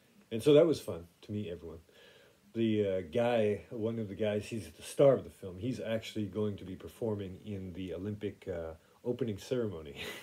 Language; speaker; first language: English; native; English